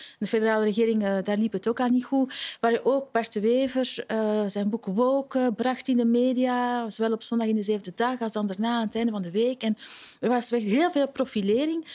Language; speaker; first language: Dutch; native; Dutch